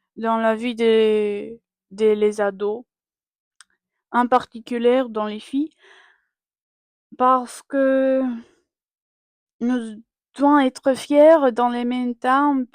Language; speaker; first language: French; non-native, learner; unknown